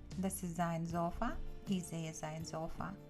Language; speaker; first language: German; non-native, fluent; Ukrainian